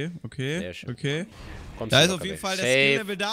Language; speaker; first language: German; native; German